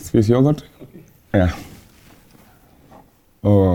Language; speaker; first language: Danish; non-native, learner; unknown